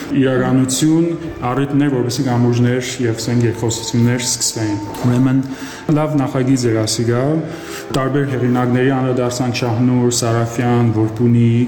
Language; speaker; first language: Armenian; early bilingual, heritage; Armenian